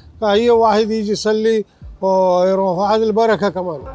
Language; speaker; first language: Arabic; non-native, learner; Urdu